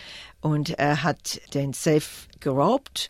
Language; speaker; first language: German; non-native, fluent; English